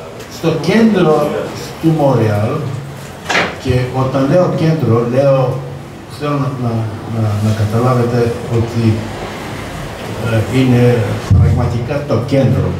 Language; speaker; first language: Greek; early bilingual, heritage; Greek